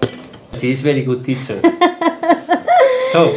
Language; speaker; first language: English; non-native, learner; Spanish